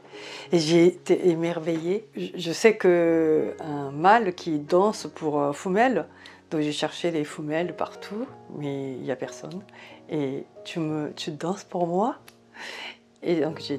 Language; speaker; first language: French; non-native, fluent; Japanese